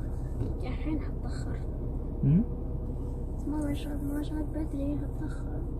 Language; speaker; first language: Arabic; native; Arabic